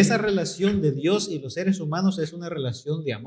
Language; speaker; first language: Spanish; native; Spanish